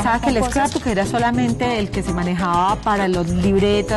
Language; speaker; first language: Spanish; native; Spanish